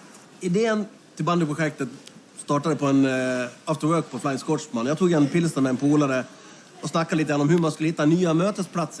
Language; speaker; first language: Swedish; native; Swedish